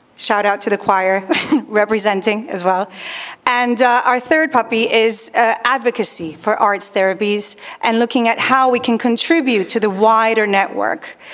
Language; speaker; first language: English; non-native, fluent; Spanish